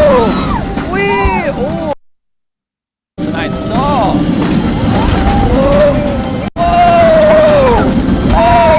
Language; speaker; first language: English; native; English